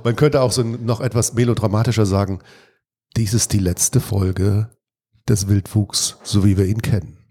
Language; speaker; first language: German; native; German